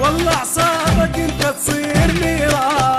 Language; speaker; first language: Arabic; native; Arabic